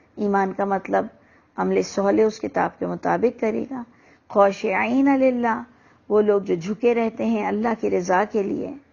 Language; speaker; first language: Urdu; native; Urdu